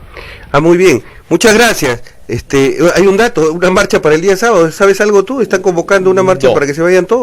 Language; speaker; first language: Spanish; native; Spanish